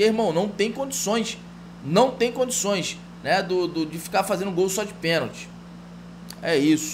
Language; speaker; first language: Portuguese; native; Portuguese